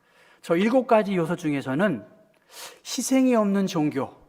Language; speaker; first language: Korean; native; Korean